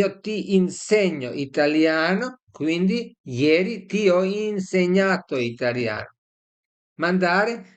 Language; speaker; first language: Italian; non-native, fluent; Serbian